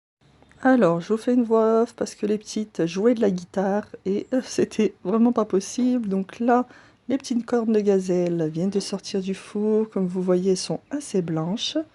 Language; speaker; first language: French; native; French